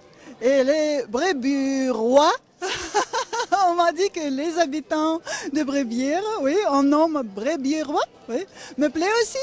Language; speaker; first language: French; non-native, learner; Russian